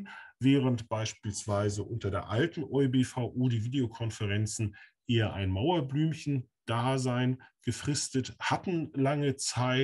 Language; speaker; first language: German; native; German